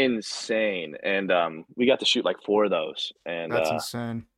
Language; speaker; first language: English; native; English